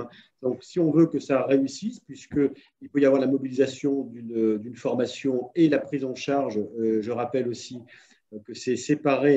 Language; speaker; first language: French; native; French